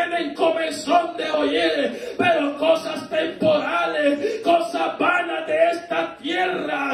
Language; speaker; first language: Spanish; native; Spanish